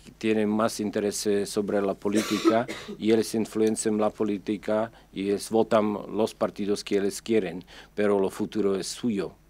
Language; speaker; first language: Spanish; non-native, fluent; Czech